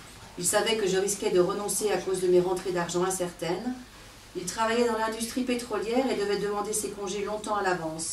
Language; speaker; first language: French; native; French